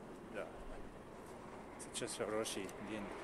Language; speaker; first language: Russian; non-native, learner; English